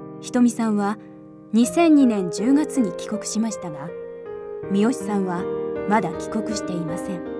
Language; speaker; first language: Japanese; native; Japanese